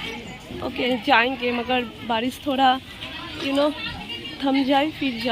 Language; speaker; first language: Hindi; non-native, local second language; Bangla